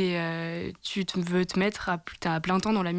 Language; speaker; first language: French; native; French